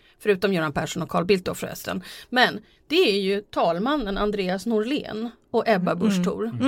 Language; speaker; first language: Swedish; native; Swedish